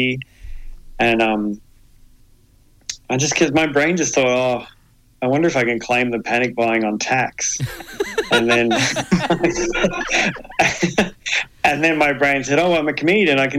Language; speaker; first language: English; native; English